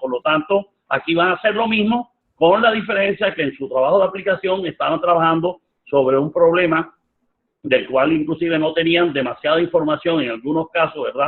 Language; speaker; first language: Spanish; native; Spanish